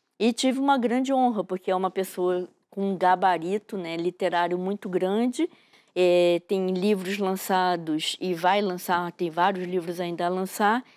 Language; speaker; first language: Portuguese; native; Portuguese